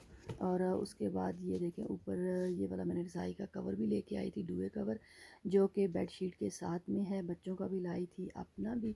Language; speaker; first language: Urdu; native; Urdu